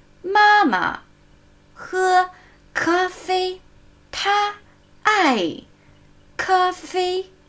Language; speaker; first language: Chinese; non-native, fluent; German